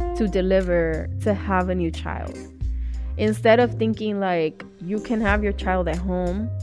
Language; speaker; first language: English; early bilingual, other home language; Spanish